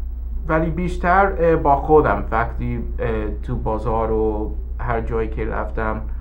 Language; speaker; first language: Persian; early bilingual, heritage; English